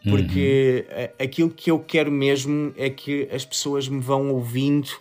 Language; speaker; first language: Portuguese; native; Portuguese